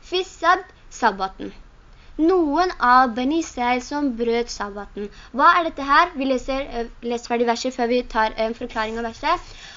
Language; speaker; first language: Norwegian; early bilingual, other home language; Urdu